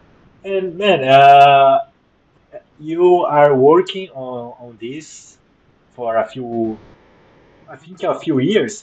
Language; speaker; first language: English; non-native, fluent; Portuguese